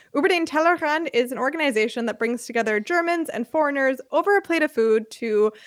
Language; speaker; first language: English; native; English